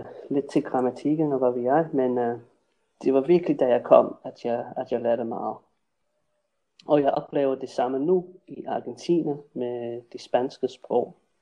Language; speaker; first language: Danish; non-native, fluent; English